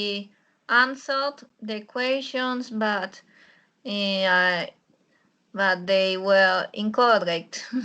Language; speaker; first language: English; non-native, learner; Spanish